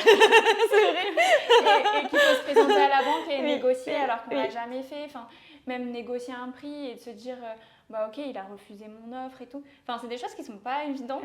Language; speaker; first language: French; native; French